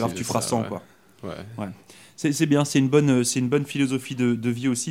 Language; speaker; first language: French; native; French